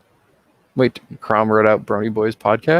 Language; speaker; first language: English; native; English